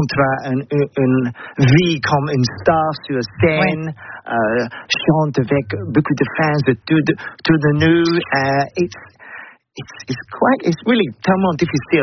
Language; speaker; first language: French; non-native, learner; English